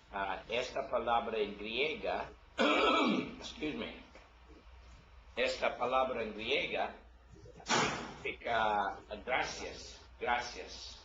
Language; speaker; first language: Spanish; non-native, learner; English